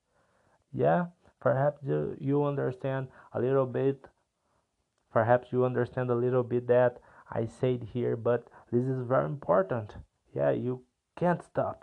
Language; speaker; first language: English; non-native, learner; Portuguese